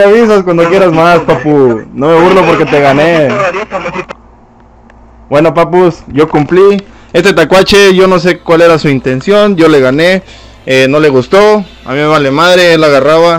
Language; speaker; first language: Spanish; native; Spanish